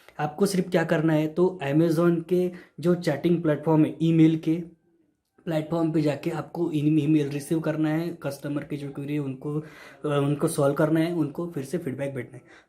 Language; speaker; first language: Hindi; non-native, local second language; Marathi